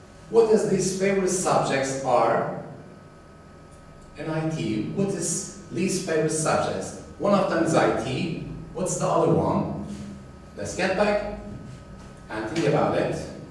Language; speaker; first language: English; non-native, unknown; Turkish